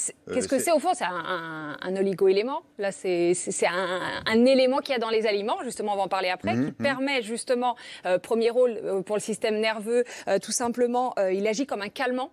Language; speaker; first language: French; native; French